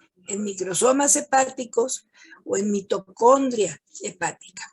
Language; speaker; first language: Spanish; native; Spanish